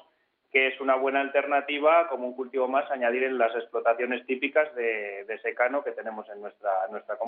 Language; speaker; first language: Spanish; native; Spanish